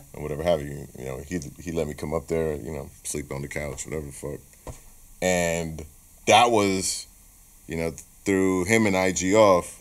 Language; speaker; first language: English; native; English